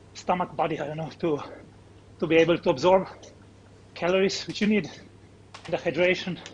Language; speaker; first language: English; non-native, fluent; Slovenian